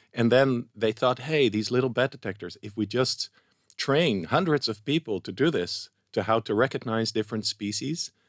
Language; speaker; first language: English; non-native, fluent; Dutch